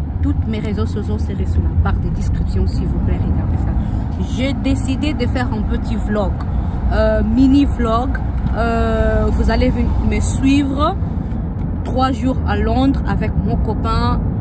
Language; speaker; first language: French; early bilingual, other home language; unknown